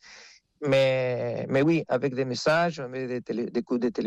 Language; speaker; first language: French; non-native, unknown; Spanish